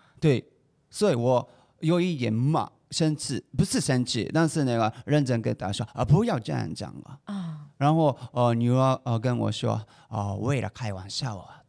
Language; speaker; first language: Chinese; non-native, fluent; Japanese